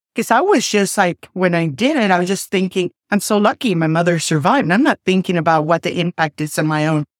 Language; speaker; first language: English; non-native, fluent; Spanish